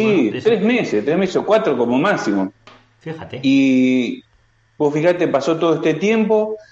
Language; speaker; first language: Spanish; native; Spanish